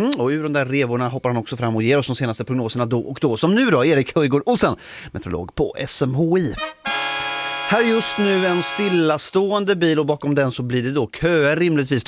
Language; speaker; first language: Swedish; native; Swedish